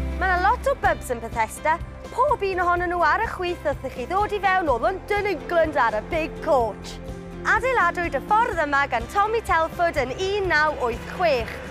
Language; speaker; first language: Welsh; native; Welsh